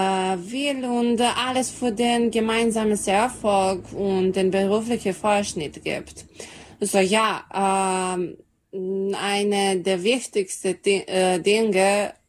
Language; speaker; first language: German; non-native, learner; Serbian